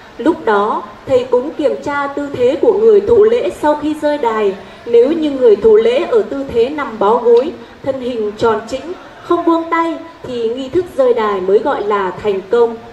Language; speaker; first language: Vietnamese; native; Vietnamese